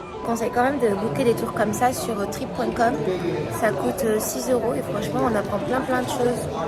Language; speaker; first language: French; early bilingual, other home language; Arabic